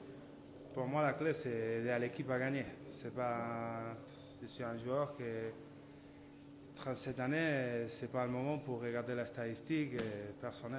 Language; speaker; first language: French; non-native, learner; Spanish